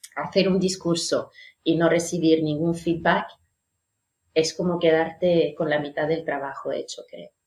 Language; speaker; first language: Spanish; non-native, fluent; French